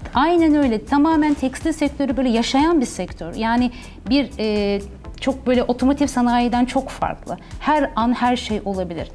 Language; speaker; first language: Turkish; early bilingual, heritage; Turkish